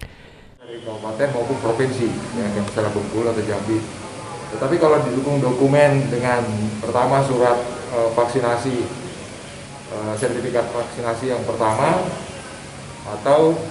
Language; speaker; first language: Indonesian; native; Indonesian